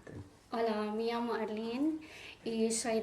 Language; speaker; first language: Spanish; non-native, learner; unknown